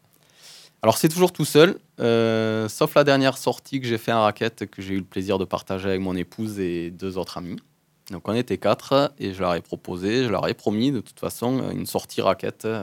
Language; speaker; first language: French; native; French